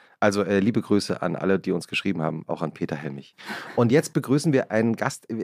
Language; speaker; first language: German; native; German